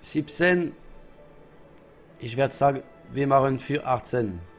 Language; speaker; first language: German; non-native, learner; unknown